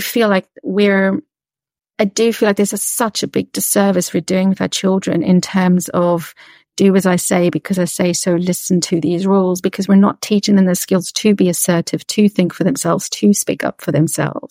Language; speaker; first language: English; native; English